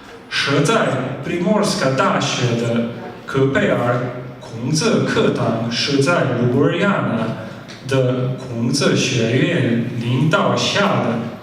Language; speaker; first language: Chinese; non-native, fluent; Slovenian